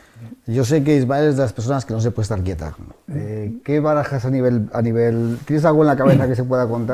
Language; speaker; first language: Spanish; native; Spanish